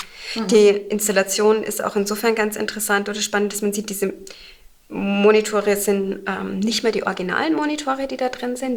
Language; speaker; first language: German; native; German